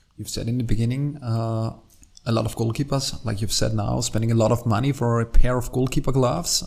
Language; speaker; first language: English; non-native, fluent; German